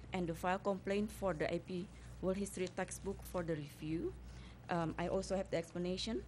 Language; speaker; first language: English; non-native, fluent; Indonesian